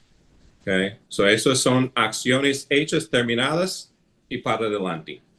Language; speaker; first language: Spanish; non-native, fluent; English